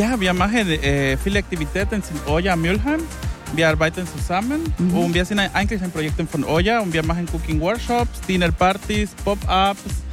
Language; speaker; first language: German; non-native, fluent; Spanish